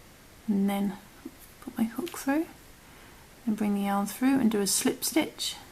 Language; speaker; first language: English; native; English